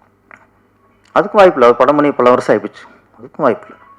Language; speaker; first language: Tamil; native; Tamil